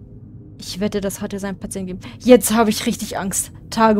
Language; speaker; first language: German; native; German